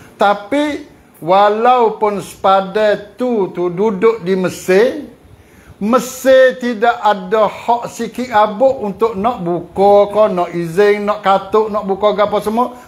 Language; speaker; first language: Malay; native; Malay